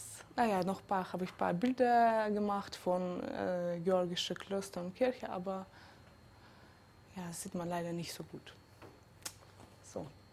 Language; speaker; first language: German; non-native, fluent; Georgian